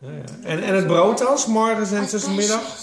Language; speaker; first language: Dutch; native; Dutch